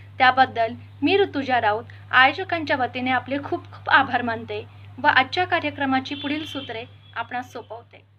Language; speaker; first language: Marathi; native; Marathi